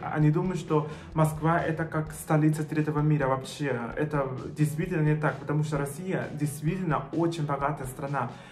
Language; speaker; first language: Russian; non-native, fluent; Spanish